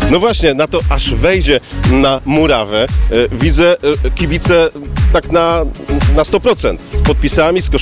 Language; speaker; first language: Polish; native; Polish